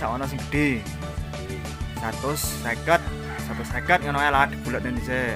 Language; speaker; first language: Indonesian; non-native, local second language; Javanese